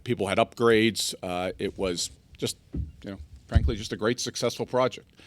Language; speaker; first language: English; native; English